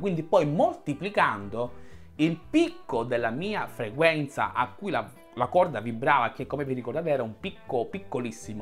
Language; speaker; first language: Italian; native; Italian